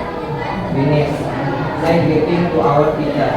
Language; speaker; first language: English; non-native, learner; Indonesian